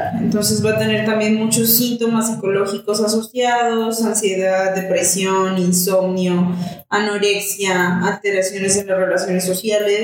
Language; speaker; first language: Spanish; native; Spanish